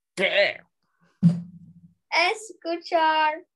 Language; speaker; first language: Spanish; non-native, learner; English